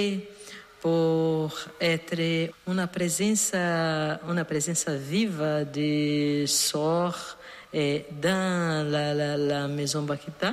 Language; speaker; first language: French; non-native, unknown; Portuguese